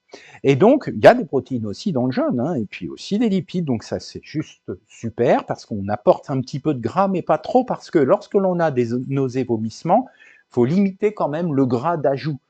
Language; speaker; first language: French; native; French